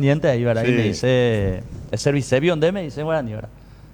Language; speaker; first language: Spanish; native; Spanish